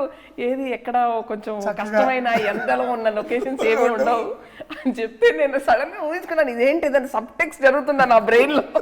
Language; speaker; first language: Telugu; native; Telugu